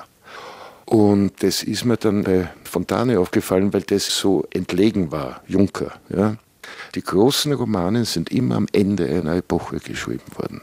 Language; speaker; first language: German; native; German